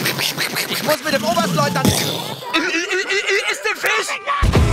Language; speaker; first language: German; native; German